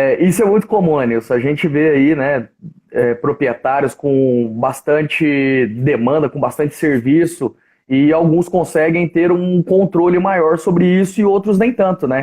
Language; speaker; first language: Portuguese; native; Portuguese